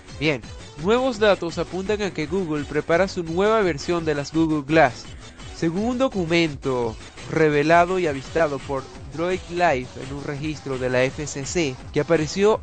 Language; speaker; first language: Spanish; native; Spanish